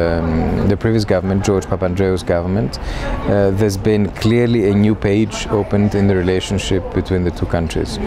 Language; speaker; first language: English; non-native, fluent; Greek